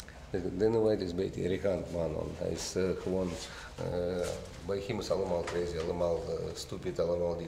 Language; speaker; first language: Dutch; non-native, learner; Russian